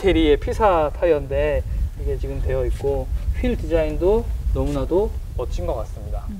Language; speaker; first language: Korean; native; Korean